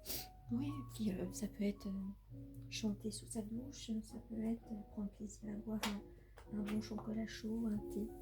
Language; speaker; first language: French; native; French